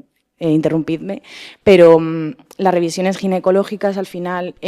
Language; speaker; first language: Spanish; native; Spanish